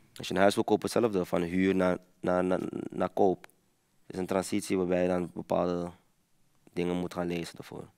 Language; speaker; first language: Dutch; early bilingual, other home language; Papiamento